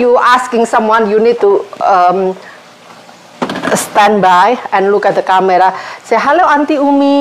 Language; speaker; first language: English; non-native, learner; Indonesian